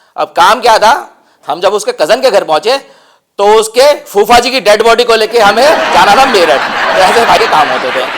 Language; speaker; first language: Hindi; non-native, local second language; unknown